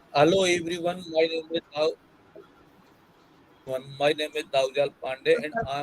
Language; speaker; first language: English; non-native, learner; Hindi